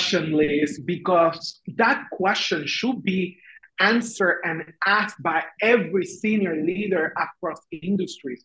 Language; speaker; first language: English; non-native, fluent; Spanish